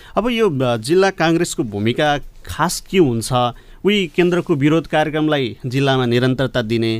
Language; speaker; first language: Nepali; native; Nepali